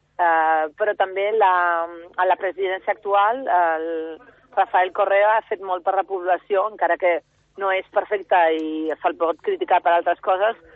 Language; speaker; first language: Catalan; early bilingual, other home language; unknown